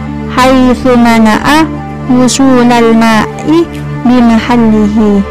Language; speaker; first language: Arabic; non-native, fluent; Indonesian